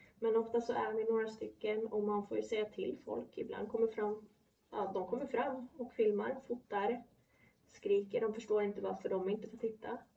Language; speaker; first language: Swedish; early bilingual, other home language; Polish